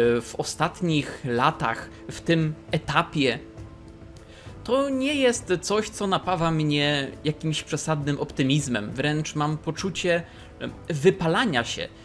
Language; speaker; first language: Polish; native; Polish